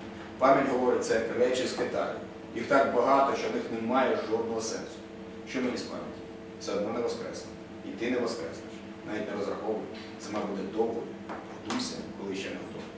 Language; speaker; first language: Ukrainian; native; Ukrainian